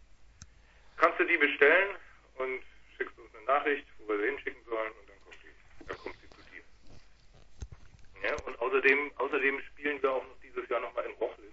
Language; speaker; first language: German; native; German